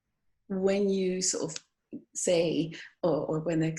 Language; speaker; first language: English; native; English